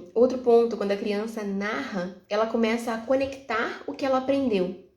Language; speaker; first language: Portuguese; native; Portuguese